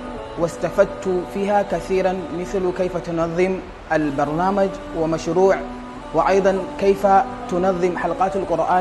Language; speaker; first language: Arabic; non-native, fluent; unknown